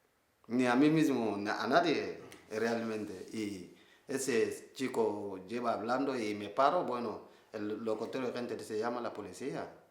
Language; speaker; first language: Spanish; non-native, learner; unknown